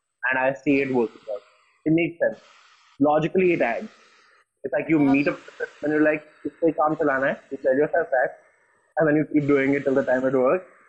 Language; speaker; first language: English; non-native, local second language; Hindi